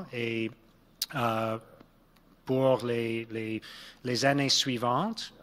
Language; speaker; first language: French; non-native, local second language; English